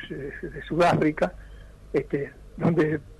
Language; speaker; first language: Spanish; native; Spanish